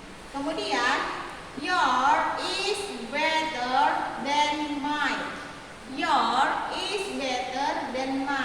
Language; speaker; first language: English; non-native, learner; Indonesian